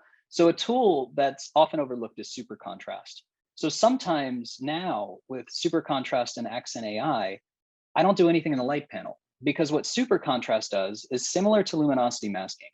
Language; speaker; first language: English; native; English